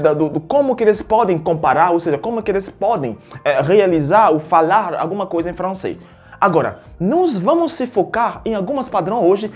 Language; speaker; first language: Portuguese; non-native, fluent; French